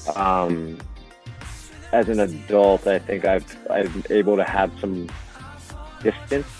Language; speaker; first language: English; non-native, fluent; Japanese